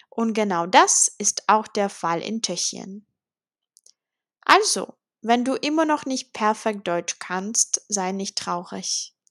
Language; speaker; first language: German; non-native, fluent; Czech